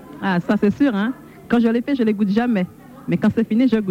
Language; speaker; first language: French; native; French